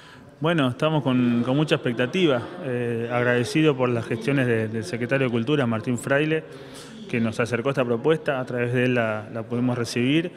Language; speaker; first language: Spanish; native; Spanish